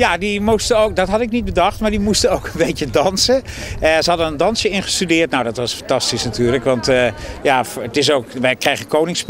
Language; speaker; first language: Dutch; native; Dutch